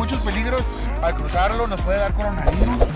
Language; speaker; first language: Spanish; native; Spanish